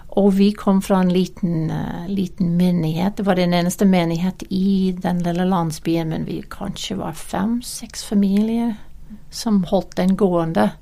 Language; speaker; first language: Norwegian; non-native, fluent; English